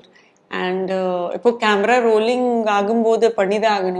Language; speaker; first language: Tamil; non-native, local second language; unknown